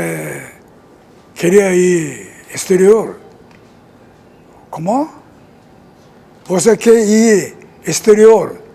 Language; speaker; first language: Portuguese; non-native, learner; Japanese